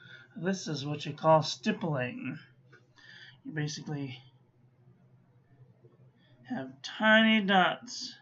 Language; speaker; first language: English; native; English